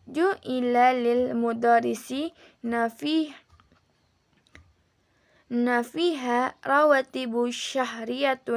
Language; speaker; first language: Arabic; non-native, learner; Indonesian